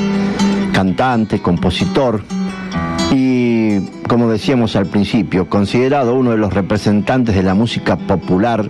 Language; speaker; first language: Spanish; native; Spanish